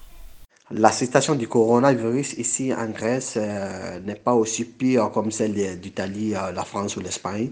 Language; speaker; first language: French; non-native, local second language; Bambara